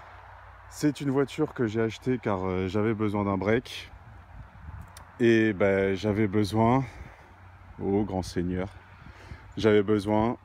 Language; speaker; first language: French; native; French